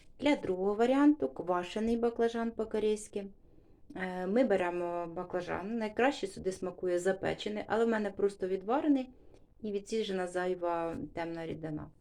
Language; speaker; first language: Ukrainian; non-native, local second language; Russian